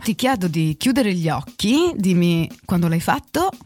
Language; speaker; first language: Italian; native; Italian